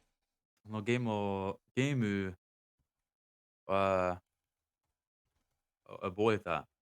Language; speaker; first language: Japanese; non-native, learner; English